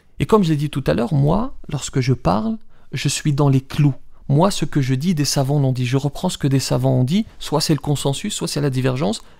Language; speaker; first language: French; early bilingual, other home language; Riffian